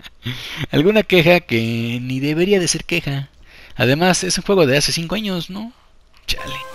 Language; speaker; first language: Spanish; native; Spanish